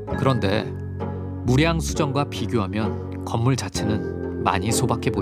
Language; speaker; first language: Korean; native; Korean